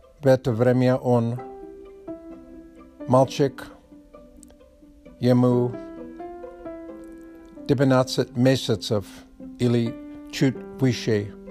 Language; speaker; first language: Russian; non-native, learner; Polish